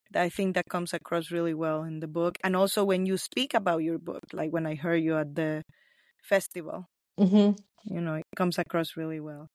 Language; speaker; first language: English; non-native, fluent; Spanish